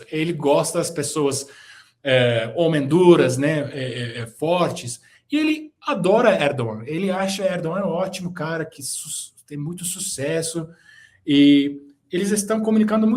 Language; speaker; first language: Portuguese; non-native, fluent; Turkish